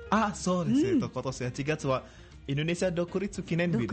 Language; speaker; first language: Japanese; non-native, learner; Indonesian